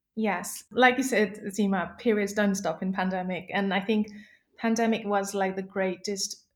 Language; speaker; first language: English; non-native, local second language; Nepali